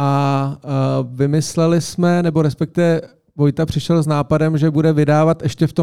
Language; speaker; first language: Czech; native; Czech